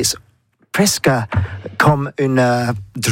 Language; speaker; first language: French; non-native, learner; English